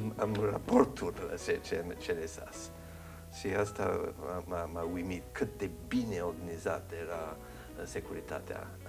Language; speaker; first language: Romanian; early bilingual, heritage; English